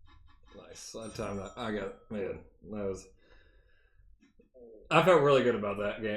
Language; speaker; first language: English; native; English